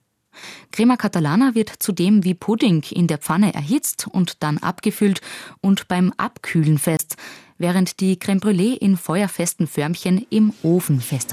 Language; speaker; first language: German; native; German